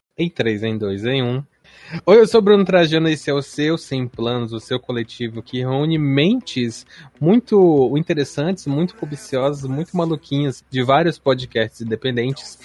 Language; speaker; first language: Portuguese; native; Portuguese